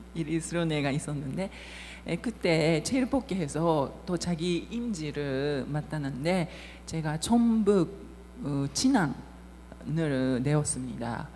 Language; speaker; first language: Korean; non-native, fluent; Japanese